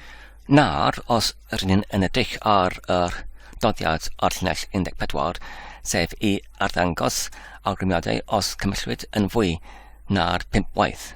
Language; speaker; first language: Welsh; non-native, learner; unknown